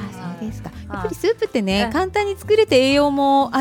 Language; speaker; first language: Japanese; native; Japanese